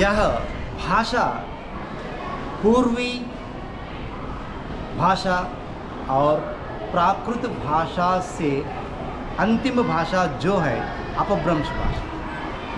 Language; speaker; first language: Hindi; non-native, local second language; Telugu